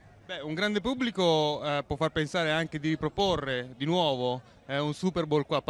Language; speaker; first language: Italian; native; Italian